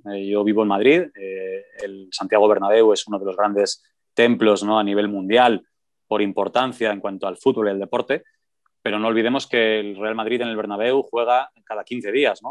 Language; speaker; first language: Spanish; native; Spanish